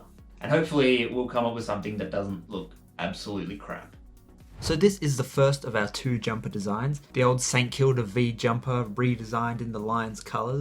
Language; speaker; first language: English; native; English